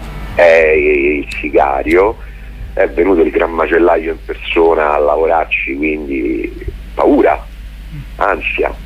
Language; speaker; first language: Italian; native; Italian